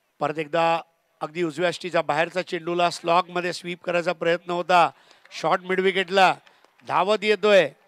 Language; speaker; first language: Marathi; native; Marathi